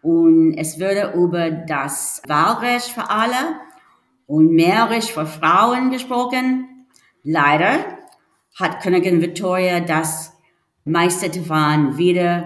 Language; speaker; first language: German; non-native, learner; English